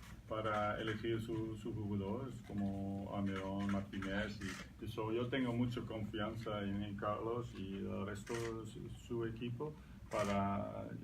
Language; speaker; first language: Spanish; non-native, learner; Dutch